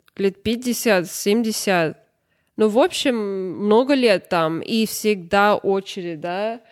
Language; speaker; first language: Russian; non-native, learner; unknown